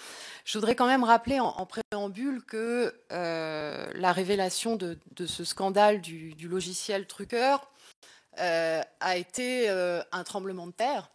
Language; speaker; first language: French; native; French